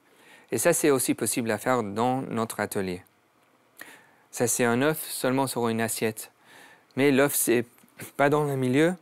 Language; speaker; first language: French; non-native, learner; English